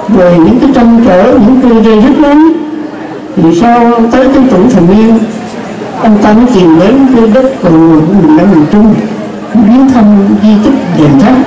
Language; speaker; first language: Vietnamese; non-native, local second language; Eastern Cham